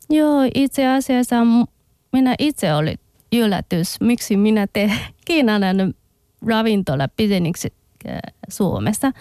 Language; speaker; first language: Finnish; non-native, learner; Chinese